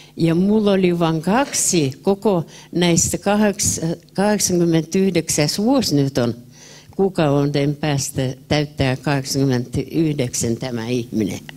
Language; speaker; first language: Finnish; early bilingual, heritage; Finnish